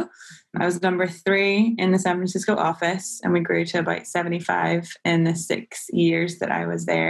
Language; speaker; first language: English; native; English